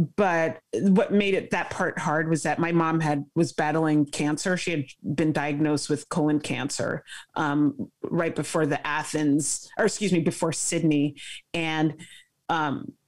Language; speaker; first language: English; native; English